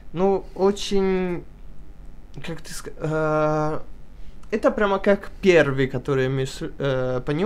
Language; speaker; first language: Russian; early bilingual, heritage; Italian